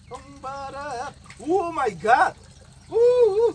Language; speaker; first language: Korean; native; Korean